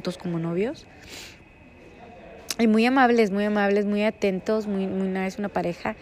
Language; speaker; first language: Spanish; native; Spanish